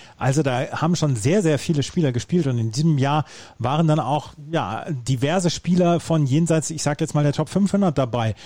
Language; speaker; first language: German; native; German